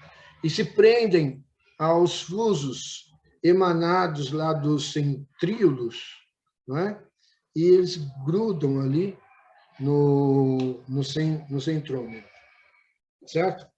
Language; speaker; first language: Portuguese; native; Portuguese